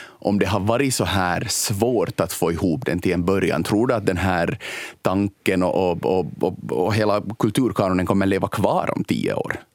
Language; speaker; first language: Swedish; native; Swedish